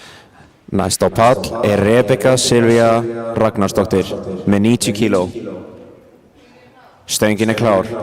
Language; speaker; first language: Icelandic; native; Icelandic